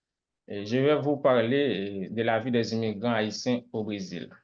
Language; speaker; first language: French; non-native, local second language; Haitian Creole